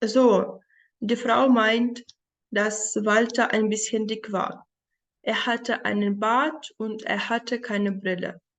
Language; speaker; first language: German; non-native, fluent; Ukrainian